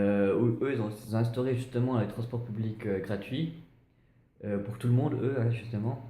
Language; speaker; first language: French; native; French